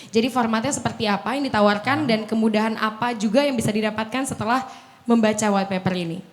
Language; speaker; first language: Indonesian; native; Indonesian